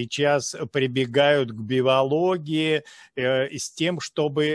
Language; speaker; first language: Russian; native; Russian